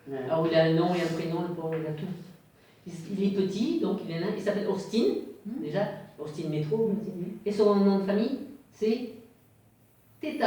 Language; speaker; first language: French; native; French